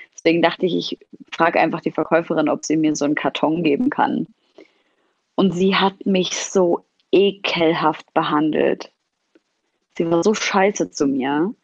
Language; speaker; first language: German; non-native, fluent; Arabic